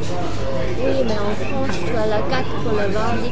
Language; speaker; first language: French; non-native, learner; Chinese